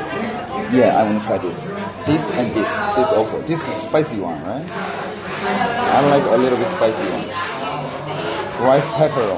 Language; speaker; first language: English; non-native, learner; Korean